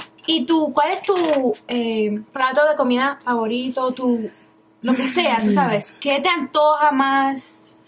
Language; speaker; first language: Spanish; early bilingual, heritage; Spanish